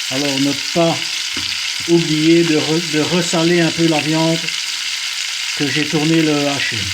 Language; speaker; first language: French; native; French